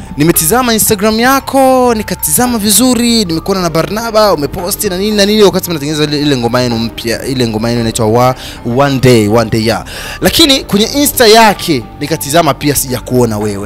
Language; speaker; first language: Swahili; non-native, local second language; Rundi